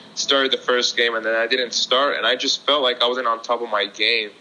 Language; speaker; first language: English; native; English